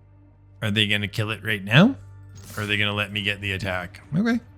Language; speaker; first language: English; native; English